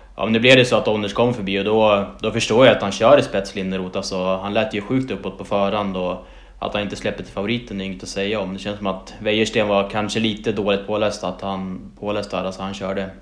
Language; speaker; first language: Swedish; native; Swedish